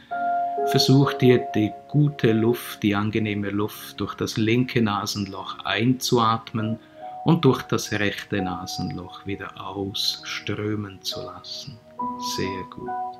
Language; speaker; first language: German; native; German